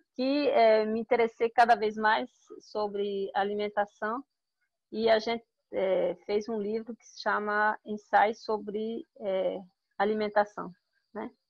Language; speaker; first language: Portuguese; non-native, fluent; French